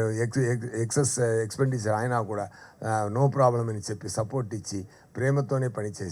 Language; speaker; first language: Telugu; non-native, local second language; Tamil